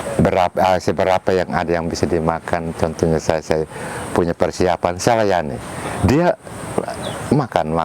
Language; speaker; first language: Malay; non-native, local second language; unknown